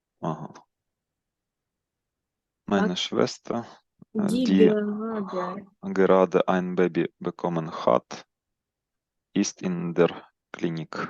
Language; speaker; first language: German; non-native, learner; Ukrainian